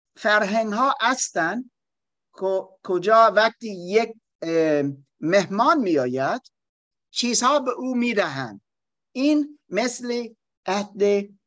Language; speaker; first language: Persian; non-native, learner; German